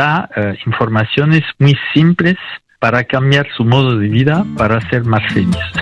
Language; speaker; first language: Spanish; non-native, fluent; French